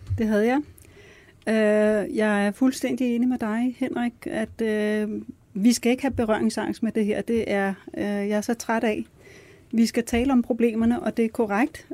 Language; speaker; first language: Danish; early bilingual, other home language; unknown